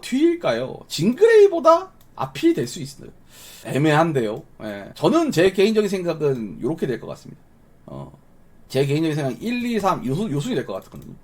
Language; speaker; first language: Korean; native; Korean